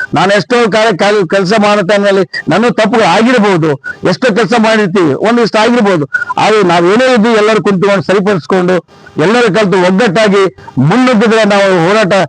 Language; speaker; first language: Kannada; native; Kannada